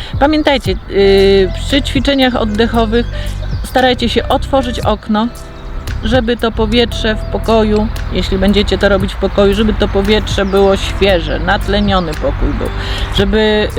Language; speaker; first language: Polish; native; Polish